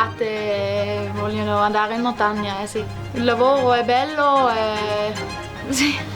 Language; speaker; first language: Italian; non-native, local second language; German